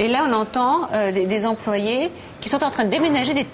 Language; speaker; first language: French; native; French